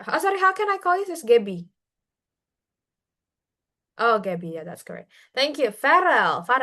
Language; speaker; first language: English; non-native, fluent; Indonesian